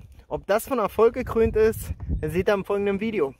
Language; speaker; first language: German; native; German